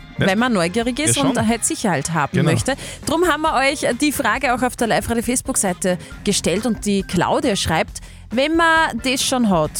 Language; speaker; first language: German; native; German